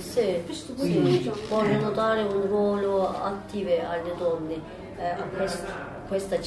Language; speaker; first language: Italian; non-native, learner; Turkish